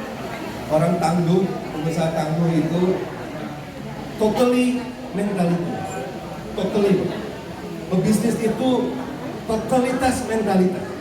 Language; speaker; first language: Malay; non-native, local second language; Sundanese